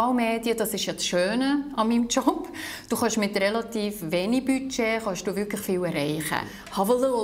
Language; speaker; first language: German; native; German